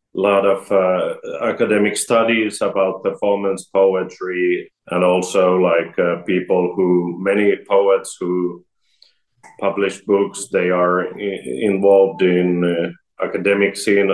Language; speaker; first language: English; non-native, fluent; Finnish